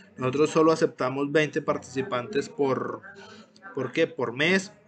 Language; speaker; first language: Spanish; native; Spanish